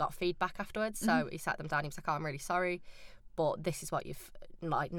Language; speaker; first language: English; native; English